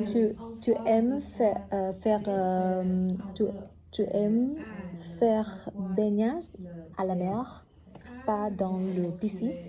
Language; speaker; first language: French; non-native, learner; Vietnamese